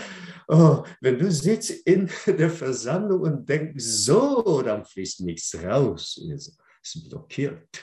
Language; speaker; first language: German; non-native, fluent; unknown